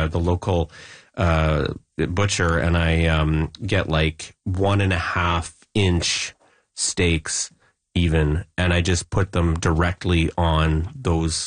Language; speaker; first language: English; native; English